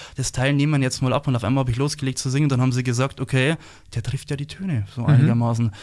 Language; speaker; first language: German; native; German